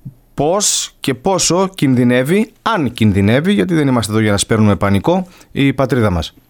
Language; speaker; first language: Greek; native; Greek